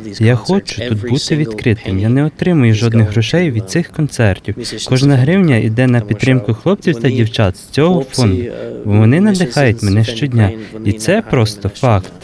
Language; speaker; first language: Ukrainian; non-native, learner; English